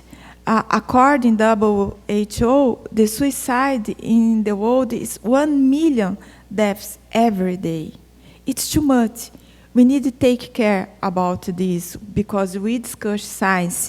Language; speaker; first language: English; non-native, fluent; Portuguese